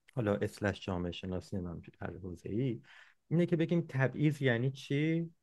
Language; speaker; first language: Persian; native; Persian